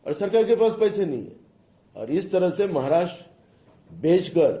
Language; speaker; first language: Hindi; non-native, local second language; Marathi